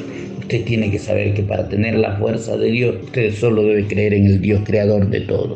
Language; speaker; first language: Spanish; native; Spanish